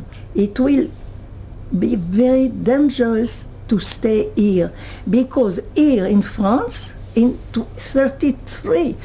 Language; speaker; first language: English; non-native, learner; French